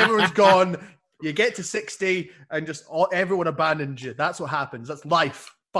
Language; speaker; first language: English; native; English